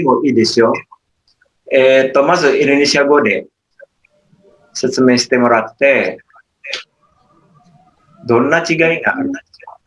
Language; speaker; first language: Japanese; non-native, fluent; Indonesian